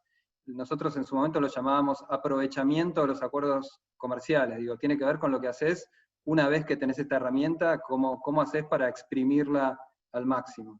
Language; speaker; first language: Spanish; native; Spanish